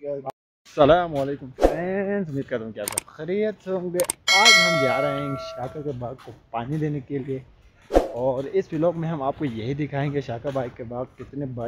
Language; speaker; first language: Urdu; non-native, local second language; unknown